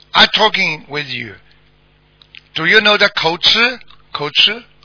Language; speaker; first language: English; non-native, learner; Chinese